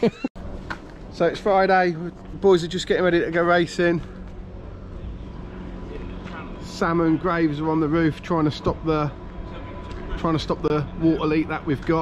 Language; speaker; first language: English; native; English